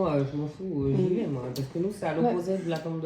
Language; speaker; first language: French; native; French